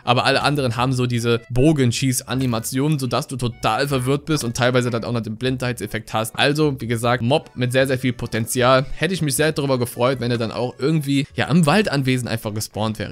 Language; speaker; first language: German; native; German